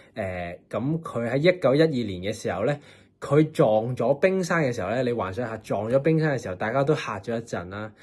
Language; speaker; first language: Cantonese; native; Cantonese